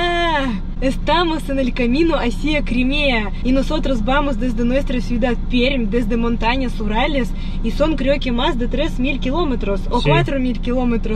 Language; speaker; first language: Spanish; non-native, fluent; Russian